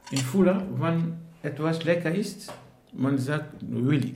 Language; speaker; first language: German; non-native, learner; Fula